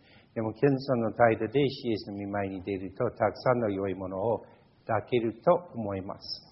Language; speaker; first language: Japanese; non-native, fluent; English